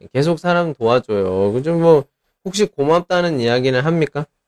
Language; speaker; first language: Korean; native; Korean